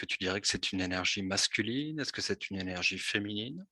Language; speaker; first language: French; native; French